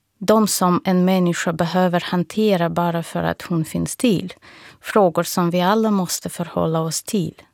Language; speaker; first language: Swedish; non-native, fluent; Russian